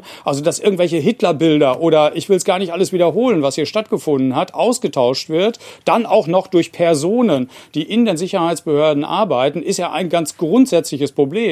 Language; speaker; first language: German; native; German